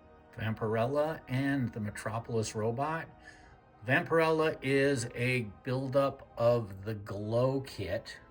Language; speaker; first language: English; native; English